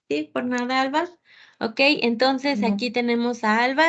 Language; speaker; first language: Spanish; native; Spanish